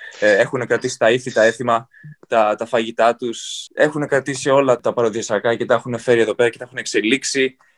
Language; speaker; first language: Greek; native; Greek